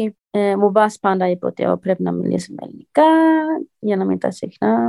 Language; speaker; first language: Greek; early bilingual, heritage; Greek